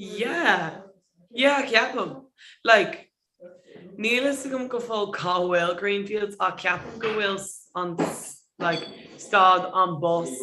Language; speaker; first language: Irish; non-native, local second language; English